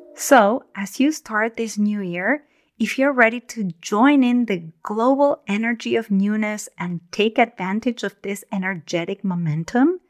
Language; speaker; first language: English; non-native, fluent; Spanish